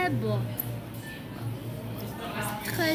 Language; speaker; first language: French; non-native, learner; Thai